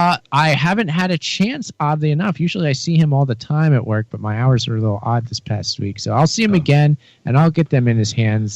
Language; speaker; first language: English; native; English